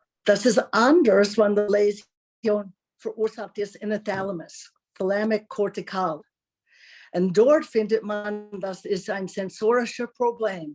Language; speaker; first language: German; non-native, learner; English